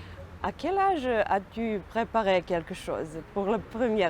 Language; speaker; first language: French; non-native, learner; Serbian